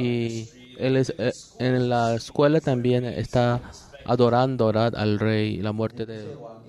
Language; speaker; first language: Spanish; non-native, learner; Korean